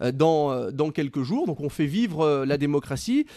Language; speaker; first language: French; native; French